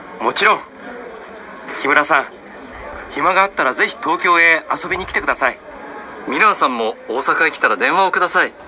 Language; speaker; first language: Japanese; non-native, learner; Indonesian